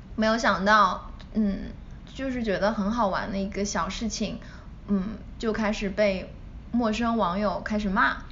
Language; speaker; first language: Chinese; native; Chinese